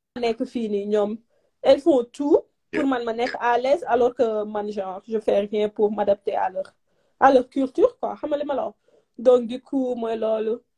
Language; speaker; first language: French; non-native, local second language; Wolof